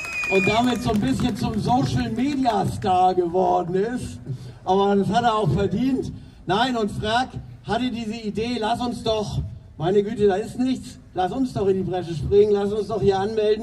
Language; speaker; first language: German; native; German